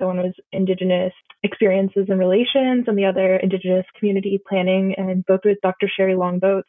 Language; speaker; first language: English; native; English